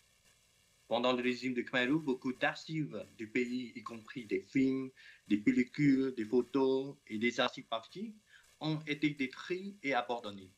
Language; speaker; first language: French; non-native, learner; Khmer